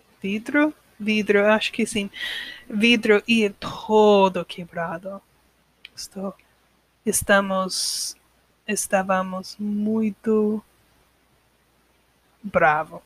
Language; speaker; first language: Portuguese; non-native, learner; English